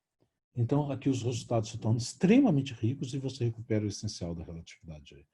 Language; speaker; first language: Portuguese; native; Portuguese